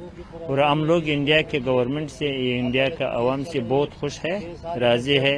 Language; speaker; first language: Hindi; non-native, learner; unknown